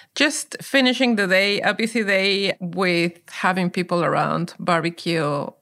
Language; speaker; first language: English; non-native, fluent; Spanish